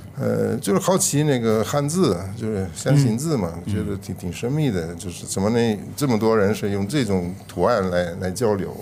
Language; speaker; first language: Chinese; non-native, fluent; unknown